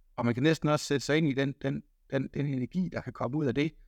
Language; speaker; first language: Danish; native; Danish